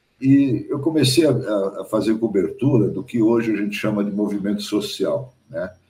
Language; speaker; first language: Portuguese; early bilingual, other home language; German